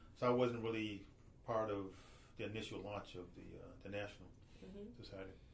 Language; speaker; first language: English; native; English